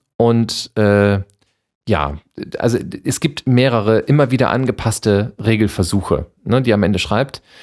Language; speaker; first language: German; native; German